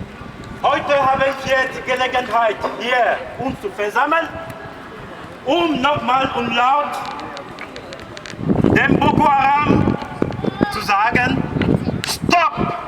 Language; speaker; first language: German; non-native, learner; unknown